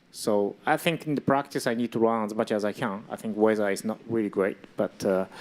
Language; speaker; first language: English; non-native, learner; Japanese